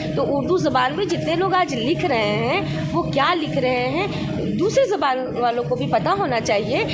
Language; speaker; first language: Urdu; native; Urdu